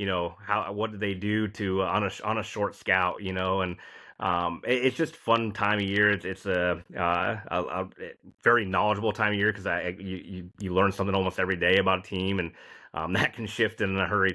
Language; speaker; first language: English; native; English